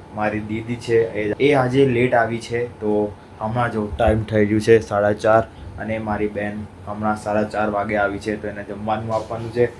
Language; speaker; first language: Gujarati; early bilingual, other home language; Hindi